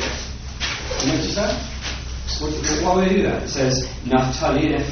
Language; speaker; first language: English; native; English